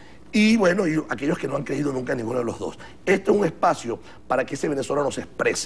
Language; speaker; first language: Spanish; native; Spanish